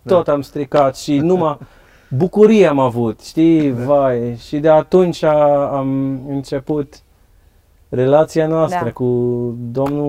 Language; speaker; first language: Romanian; non-native, learner; Dutch